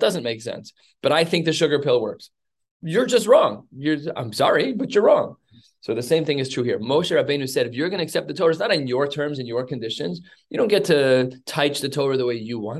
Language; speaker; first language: English; native; English